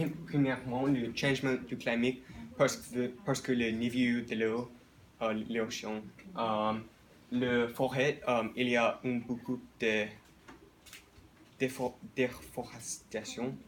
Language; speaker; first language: French; non-native, learner; English